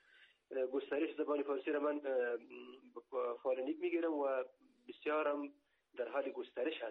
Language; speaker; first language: Persian; native; Persian